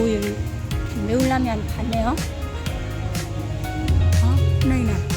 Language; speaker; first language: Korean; non-native, fluent; Khmer